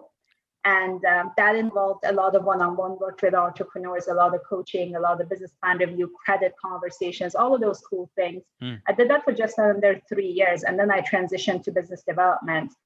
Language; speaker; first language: English; non-native, fluent; Persian